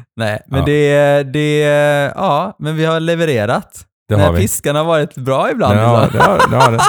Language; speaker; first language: Swedish; native; Swedish